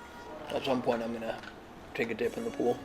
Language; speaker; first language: English; native; English